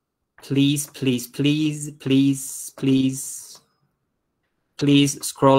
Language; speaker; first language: English; non-native, fluent; Spanish